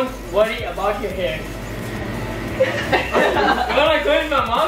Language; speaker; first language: English; non-native, fluent; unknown